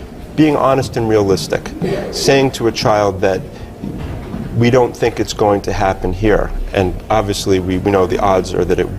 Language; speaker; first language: English; native; English